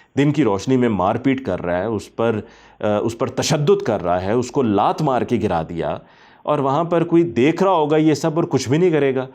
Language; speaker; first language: Urdu; native; Urdu